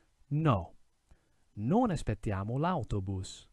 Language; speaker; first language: Italian; non-native, fluent; English